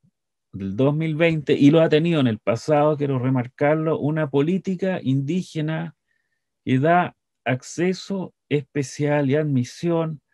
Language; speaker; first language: Spanish; native; Spanish